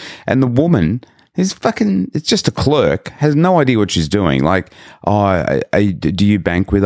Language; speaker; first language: English; native; English